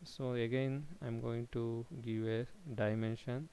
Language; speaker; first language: English; non-native, local second language; Kannada